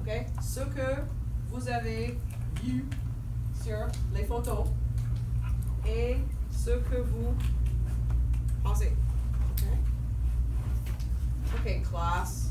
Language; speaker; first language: French; non-native, fluent; English